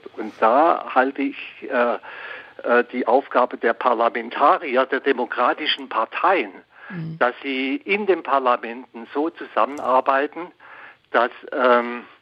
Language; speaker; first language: German; non-native, fluent; Spanish